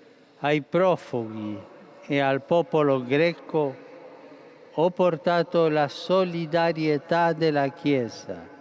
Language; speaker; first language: Italian; non-native, fluent; Spanish